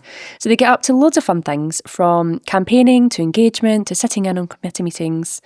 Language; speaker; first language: English; native; English